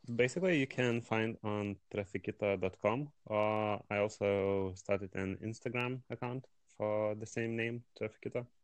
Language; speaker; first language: English; non-native, fluent; Lithuanian